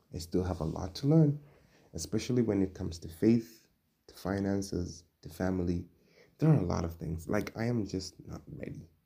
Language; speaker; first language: English; non-native, local second language; Swahili